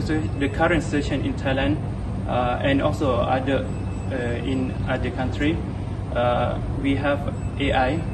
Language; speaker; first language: English; non-native, fluent; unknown